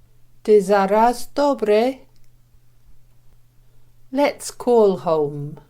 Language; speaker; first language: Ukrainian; non-native, learner; English